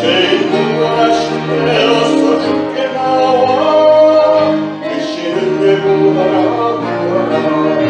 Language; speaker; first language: Korean; native; Korean